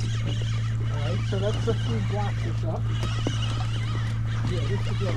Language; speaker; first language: English; native; English